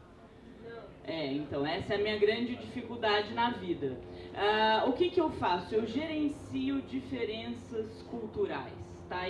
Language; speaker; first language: Portuguese; native; Portuguese